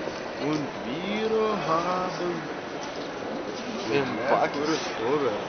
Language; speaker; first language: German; non-native, learner; Lithuanian